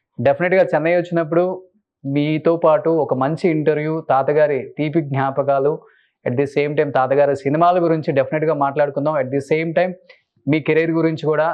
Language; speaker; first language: Telugu; native; Telugu